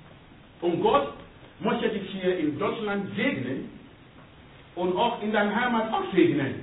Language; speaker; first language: German; non-native, learner; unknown